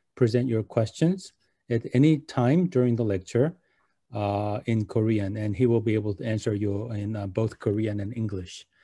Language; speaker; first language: English; non-native, fluent; Korean